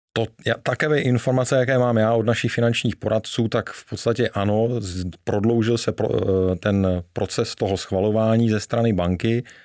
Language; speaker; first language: Czech; native; Czech